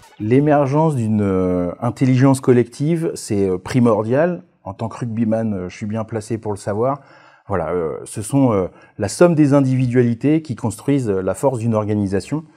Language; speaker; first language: French; native; French